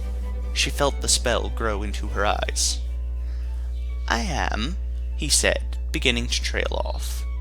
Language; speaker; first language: English; native; English